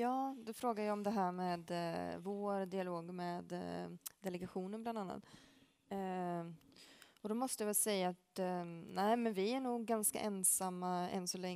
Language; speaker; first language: Swedish; native; Swedish